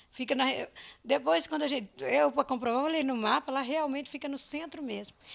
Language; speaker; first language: Portuguese; native; Portuguese